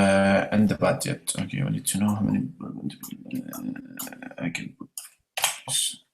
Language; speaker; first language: English; non-native, fluent; Spanish